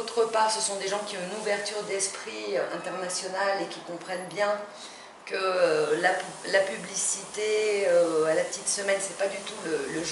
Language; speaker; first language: French; non-native, fluent; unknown